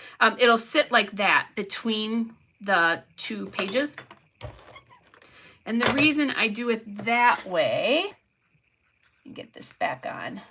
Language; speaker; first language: English; native; English